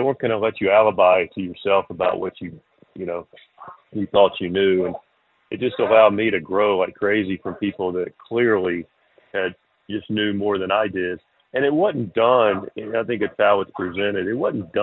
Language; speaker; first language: English; native; English